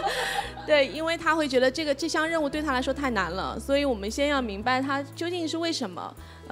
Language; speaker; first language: Chinese; native; Chinese